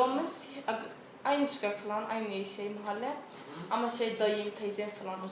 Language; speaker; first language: Turkish; early bilingual, other home language; Arabic